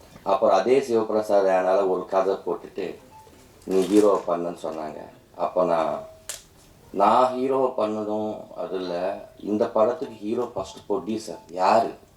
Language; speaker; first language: Tamil; non-native, local second language; Telugu